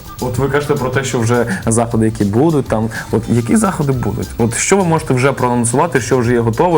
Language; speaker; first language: Ukrainian; native; Ukrainian